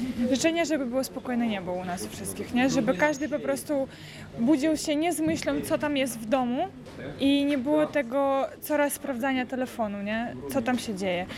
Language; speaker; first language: Polish; non-native, fluent; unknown